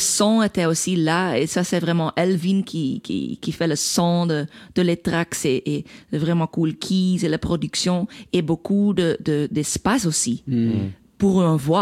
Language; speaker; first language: French; non-native, local second language; Dutch